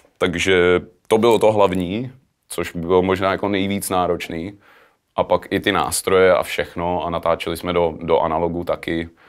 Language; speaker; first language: Czech; early bilingual, heritage; Czech